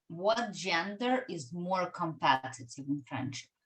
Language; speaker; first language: English; non-native, fluent; Ukrainian